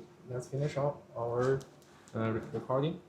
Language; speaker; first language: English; non-native, learner; Chinese